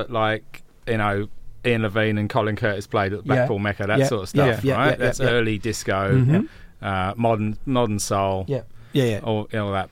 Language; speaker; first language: English; native; English